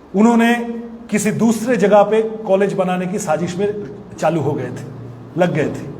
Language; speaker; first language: Hindi; non-native, local second language; Bangla